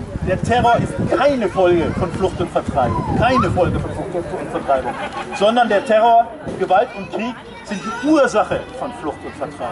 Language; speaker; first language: German; native; German